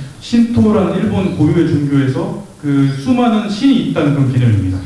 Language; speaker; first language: Korean; native; Korean